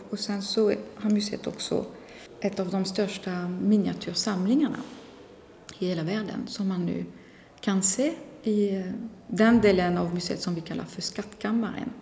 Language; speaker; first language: Swedish; non-native, fluent; French